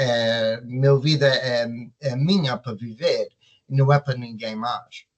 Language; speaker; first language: Portuguese; early bilingual, heritage; Portuguese